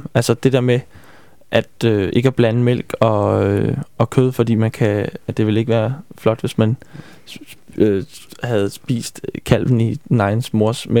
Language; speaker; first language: Danish; native; Danish